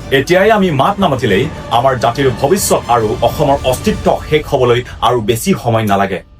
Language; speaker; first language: Assamese; non-native, local second language; Karbi